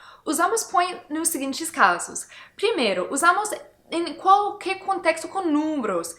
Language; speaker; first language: Portuguese; non-native, fluent; English